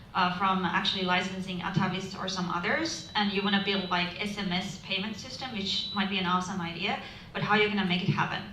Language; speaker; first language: English; non-native, fluent; Finnish